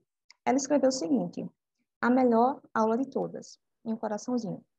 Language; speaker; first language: Portuguese; native; Portuguese